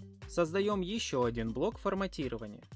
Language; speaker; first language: Russian; native; Russian